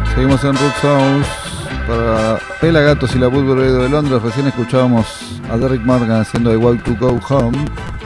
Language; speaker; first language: Spanish; native; Spanish